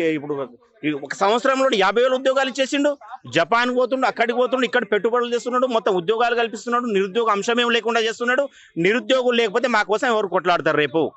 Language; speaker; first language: Telugu; native; Telugu